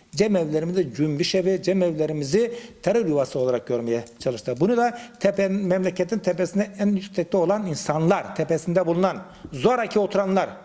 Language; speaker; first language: Turkish; native; Turkish